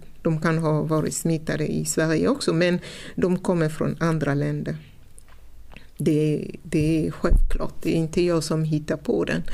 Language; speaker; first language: Swedish; non-native, fluent; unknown